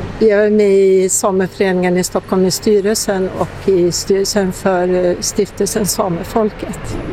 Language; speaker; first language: Swedish; native; Swedish